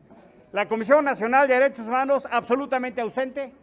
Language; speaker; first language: Spanish; native; Spanish